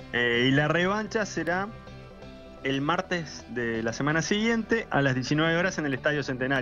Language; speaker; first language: Spanish; native; Spanish